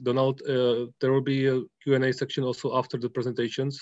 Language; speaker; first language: English; non-native, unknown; Czech